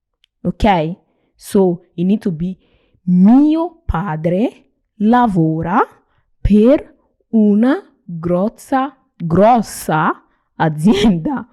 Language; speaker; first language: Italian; non-native, fluent; Nigerian Pidgin